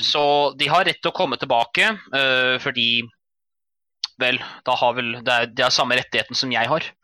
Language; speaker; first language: Norwegian; native; Norwegian